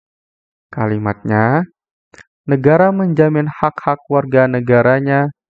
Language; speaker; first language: Indonesian; native; Indonesian